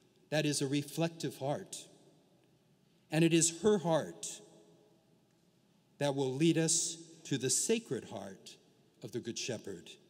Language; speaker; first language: English; early bilingual, other home language; Portuguese